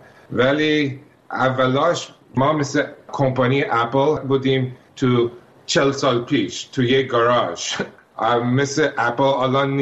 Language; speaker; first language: Persian; early bilingual, heritage; Persian